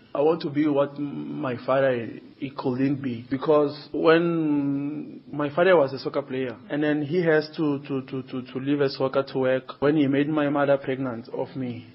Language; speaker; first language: English; non-native, learner; Portuguese